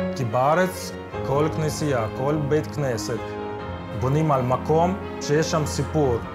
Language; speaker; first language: Hebrew; early bilingual, other home language; Ukrainian